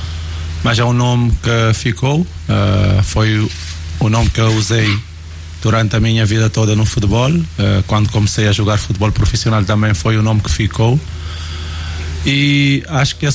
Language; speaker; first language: Portuguese; non-native, local second language; Kabuverdianu